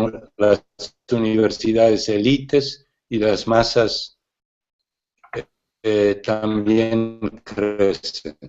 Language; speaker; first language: Spanish; non-native, fluent; English